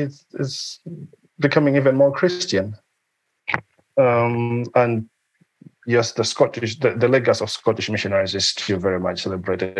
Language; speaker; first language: English; non-native, local second language; Nyanja